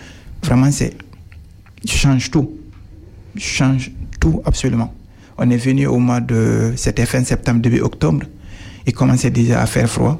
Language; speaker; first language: French; non-native, fluent; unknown